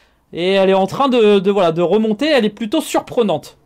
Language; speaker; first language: French; native; French